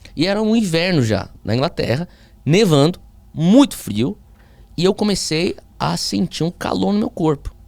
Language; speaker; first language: Portuguese; early bilingual, heritage; Portuguese